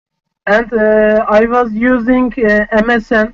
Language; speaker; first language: English; non-native, fluent; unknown